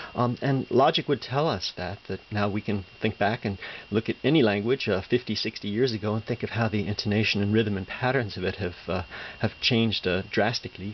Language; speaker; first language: English; native; English